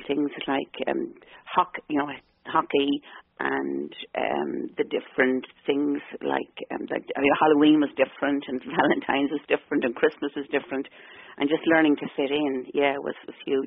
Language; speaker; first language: English; native; English